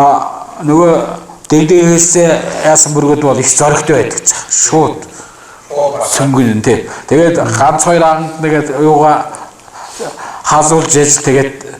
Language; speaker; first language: Mongolian; non-native, local second language; Kazakh